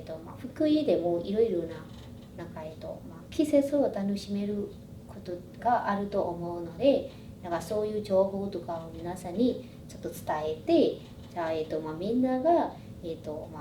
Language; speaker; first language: Japanese; non-native, fluent; Burmese